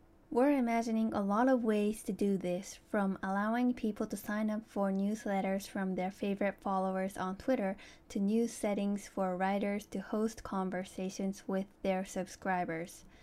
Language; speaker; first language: English; early bilingual, other home language; Japanese